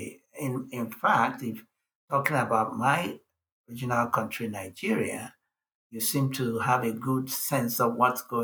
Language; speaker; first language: English; non-native, local second language; Igbo